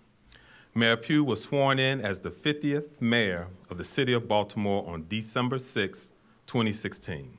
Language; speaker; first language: English; native; English